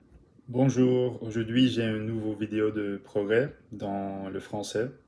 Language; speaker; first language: French; non-native, learner; English